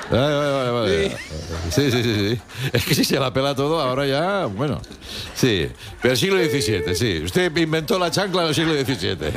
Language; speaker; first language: Spanish; native; Spanish